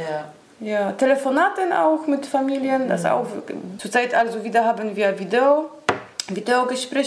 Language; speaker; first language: German; non-native, learner; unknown